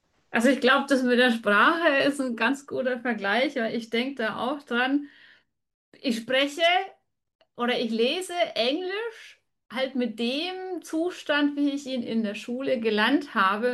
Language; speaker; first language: German; native; German